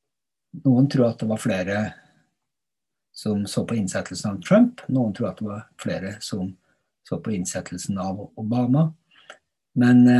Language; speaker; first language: Norwegian; native; Norwegian